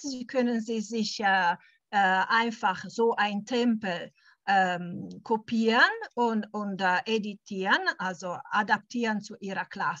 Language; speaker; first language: German; early bilingual, heritage; German